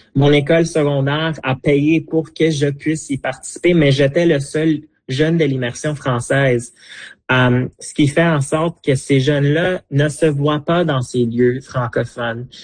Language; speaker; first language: French; non-native, local second language; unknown